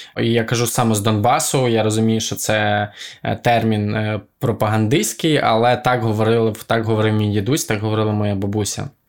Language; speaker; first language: Ukrainian; native; Ukrainian